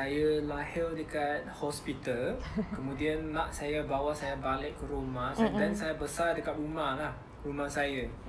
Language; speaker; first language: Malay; non-native, local second language; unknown